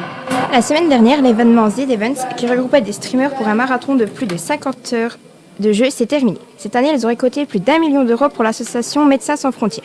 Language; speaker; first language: French; native; French